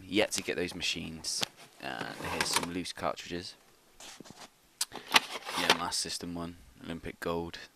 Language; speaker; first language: English; native; English